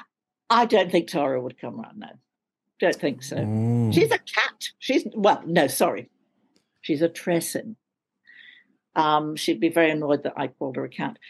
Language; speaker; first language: English; native; English